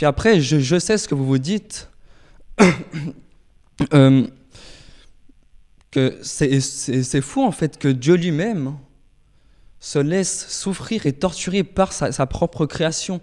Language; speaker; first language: French; native; French